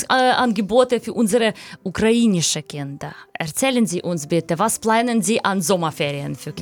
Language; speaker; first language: German; non-native, learner; Ukrainian